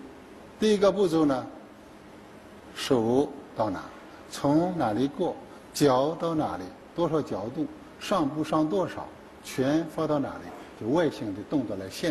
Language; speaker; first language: Chinese; native; Chinese